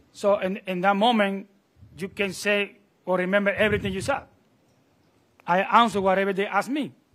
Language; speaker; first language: English; non-native, learner; Spanish